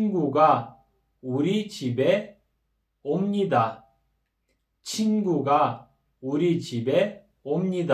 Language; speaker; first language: Korean; non-native, fluent; Kyrgyz